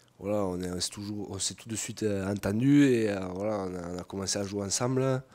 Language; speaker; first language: French; native; French